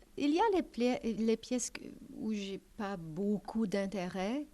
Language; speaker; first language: French; non-native, fluent; English